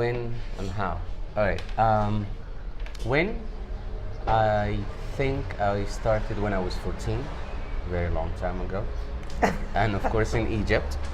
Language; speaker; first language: English; non-native, fluent; Arabic